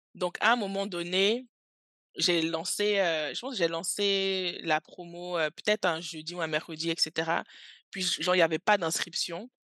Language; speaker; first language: French; early bilingual, other home language; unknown